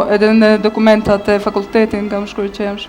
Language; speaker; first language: Albanian; non-native, learner; Bosnian